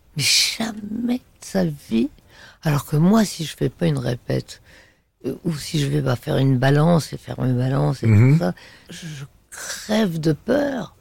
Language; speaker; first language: French; native; French